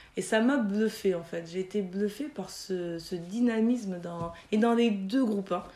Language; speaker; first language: French; native; French